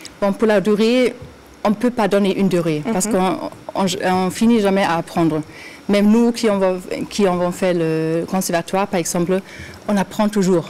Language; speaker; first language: French; non-native, fluent; German